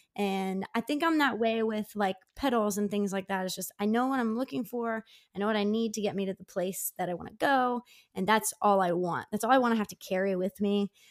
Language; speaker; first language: English; native; English